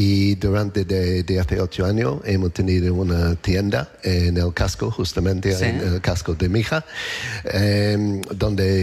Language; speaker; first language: Spanish; non-native, learner; English